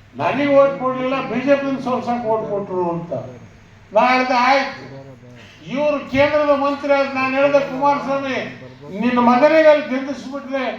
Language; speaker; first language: Kannada; non-native, local second language; Urdu